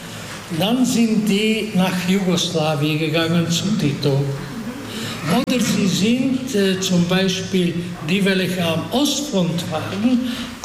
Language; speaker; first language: German; non-native, fluent; Hungarian